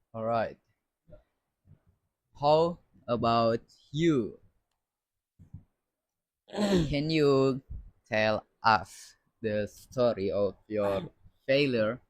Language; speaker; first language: English; non-native, learner; Indonesian